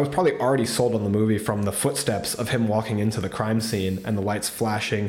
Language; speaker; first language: English; native; English